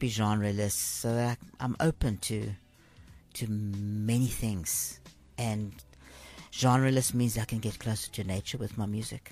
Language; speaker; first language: English; native; English